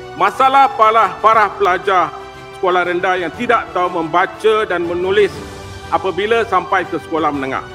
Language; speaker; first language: Malay; non-native, local second language; Tamil